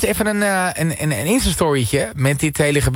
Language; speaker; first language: Dutch; native; Dutch